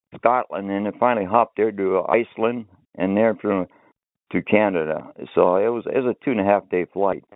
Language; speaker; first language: English; early bilingual, other home language; Finnish